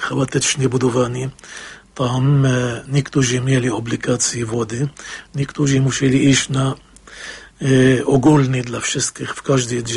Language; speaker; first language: Polish; non-native, fluent; Arabic